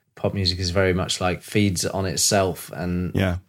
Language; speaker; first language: English; native; English